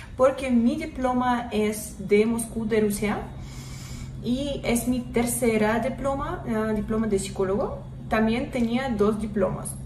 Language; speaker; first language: Spanish; non-native, fluent; Russian